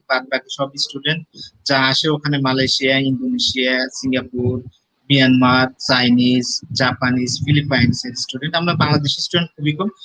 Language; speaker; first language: Bangla; native; Bangla